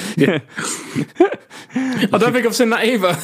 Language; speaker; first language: English; native; English